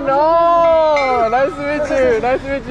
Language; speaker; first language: English; non-native, learner; Japanese